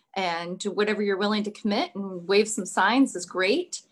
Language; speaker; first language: English; native; English